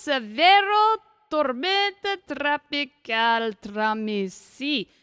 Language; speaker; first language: Spanish; non-native, learner; English